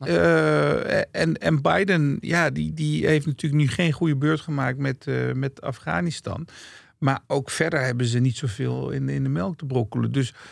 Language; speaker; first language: Dutch; early bilingual, other home language; Turkish